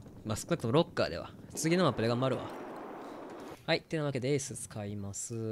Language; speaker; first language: Japanese; native; Japanese